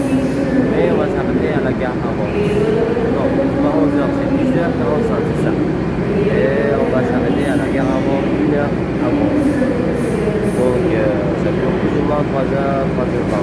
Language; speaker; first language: French; non-native, fluent; Indonesian